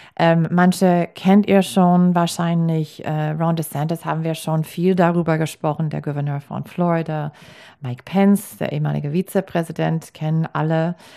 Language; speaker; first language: German; non-native, fluent; English